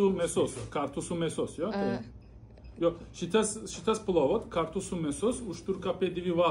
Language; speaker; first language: Lithuanian; non-native, learner; Turkish